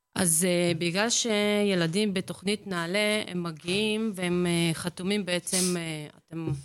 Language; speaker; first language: Hebrew; early bilingual, other home language; Russian